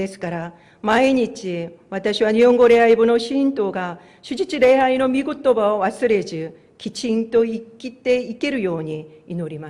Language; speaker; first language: Japanese; non-native, fluent; Korean